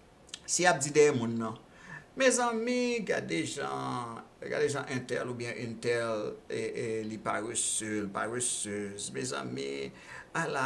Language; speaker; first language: French; non-native, local second language; Haitian Creole